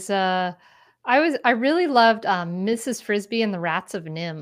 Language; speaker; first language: English; native; English